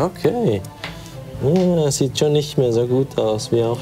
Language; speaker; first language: German; native; German